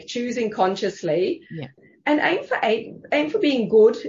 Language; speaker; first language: English; native; English